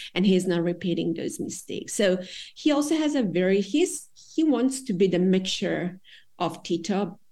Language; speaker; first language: English; non-native, fluent; Serbian